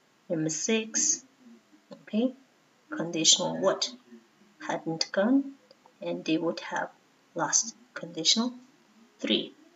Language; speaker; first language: English; non-native, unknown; Mongolian